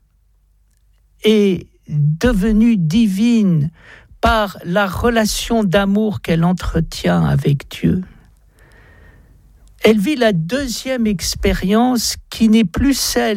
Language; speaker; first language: French; native; French